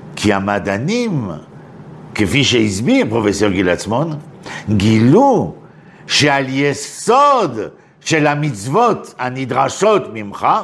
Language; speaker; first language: Hebrew; non-native, fluent; French